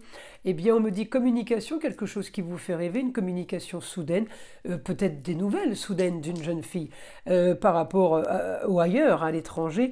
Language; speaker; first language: French; native; French